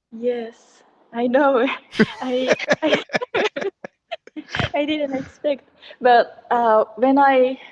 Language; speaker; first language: English; non-native, learner; Japanese